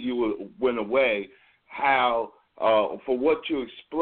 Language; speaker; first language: English; native; English